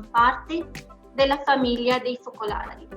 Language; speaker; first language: Italian; non-native, fluent; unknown